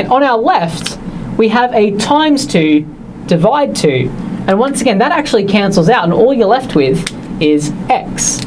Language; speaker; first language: English; native; English